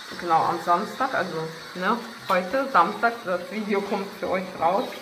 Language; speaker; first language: German; non-native, fluent; Russian